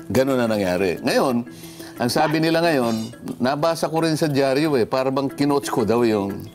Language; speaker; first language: Filipino; non-native, local second language; Masbatenyo